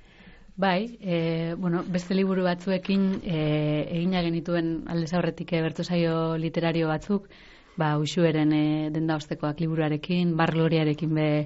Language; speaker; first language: Basque; native; Basque